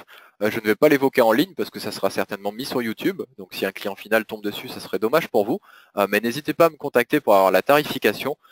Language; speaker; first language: French; native; French